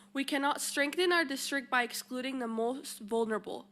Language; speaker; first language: English; early bilingual, other home language; Spanish